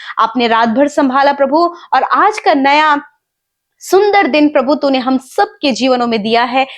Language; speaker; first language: Hindi; native; Hindi